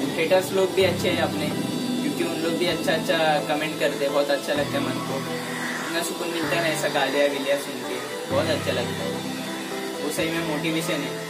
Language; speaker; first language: Hindi; non-native, local second language; Marathi